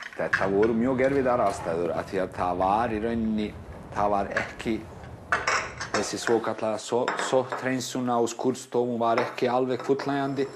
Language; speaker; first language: Icelandic; non-native, fluent; Bosnian